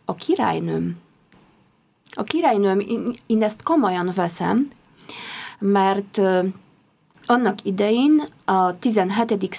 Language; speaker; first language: Hungarian; non-native, fluent; Polish